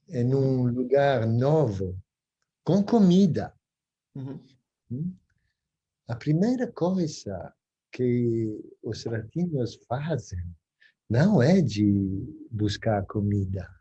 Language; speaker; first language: Portuguese; non-native, fluent; Spanish